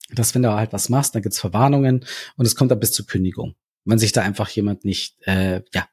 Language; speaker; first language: German; native; German